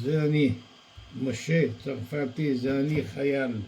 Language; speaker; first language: Hebrew; non-native, fluent; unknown